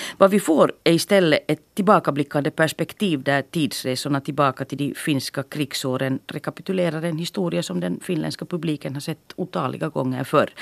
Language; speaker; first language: Swedish; native; Swedish